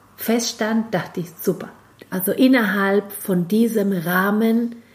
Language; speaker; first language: German; non-native, fluent; Spanish